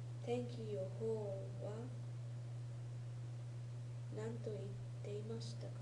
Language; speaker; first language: Japanese; non-native, learner; English